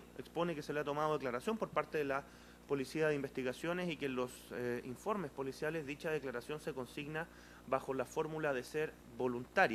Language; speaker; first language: Spanish; native; Spanish